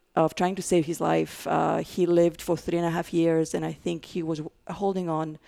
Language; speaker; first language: English; non-native, fluent; Greek